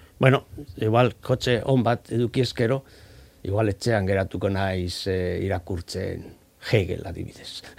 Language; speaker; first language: Basque; non-native, local second language; Spanish